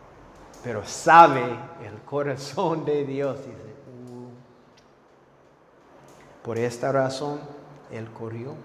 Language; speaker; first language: Spanish; non-native, fluent; English